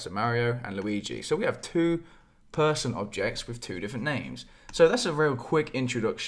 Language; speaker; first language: English; native; English